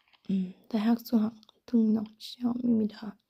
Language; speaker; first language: Korean; non-native, learner; Thai